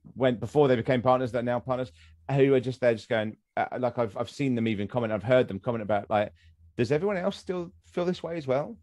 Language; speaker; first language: English; native; English